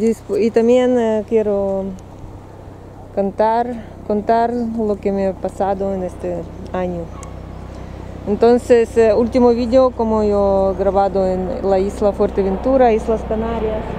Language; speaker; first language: Spanish; non-native, learner; Russian